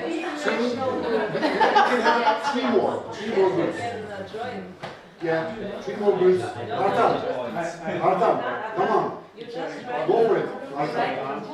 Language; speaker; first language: English; non-native, fluent; Turkish